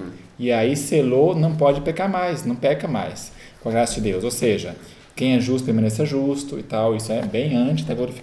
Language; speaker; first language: Portuguese; native; Portuguese